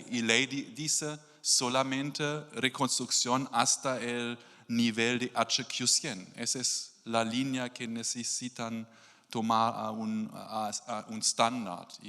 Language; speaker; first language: Spanish; non-native, learner; German